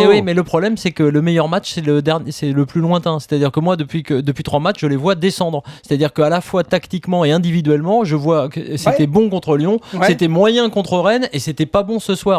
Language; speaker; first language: French; native; French